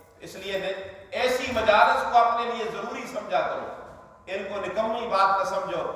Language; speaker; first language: Urdu; non-native, local second language; Northern Hindko